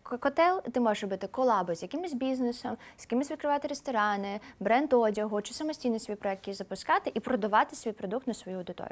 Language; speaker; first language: Ukrainian; non-native, local second language; Russian